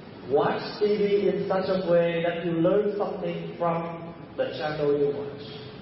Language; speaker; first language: English; early bilingual, other home language; Vietnamese